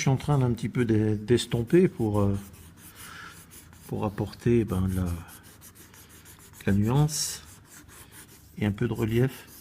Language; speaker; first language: French; native; French